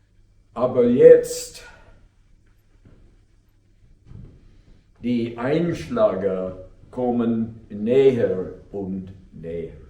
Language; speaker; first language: German; non-native, learner; English